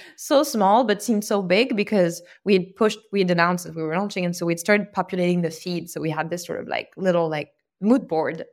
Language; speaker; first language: English; non-native, fluent; French